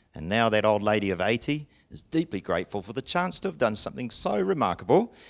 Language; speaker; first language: English; native; English